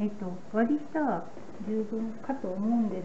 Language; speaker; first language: Japanese; native; Japanese